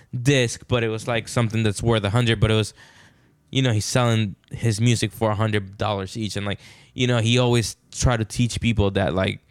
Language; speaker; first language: English; non-native, fluent; Spanish